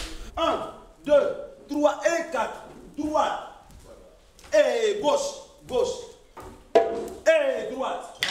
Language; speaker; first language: French; non-native, fluent; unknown